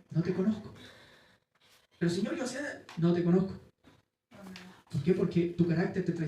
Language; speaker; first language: Spanish; native; Spanish